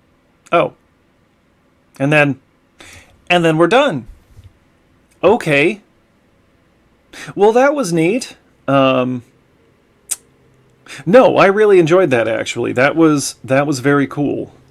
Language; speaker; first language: English; native; English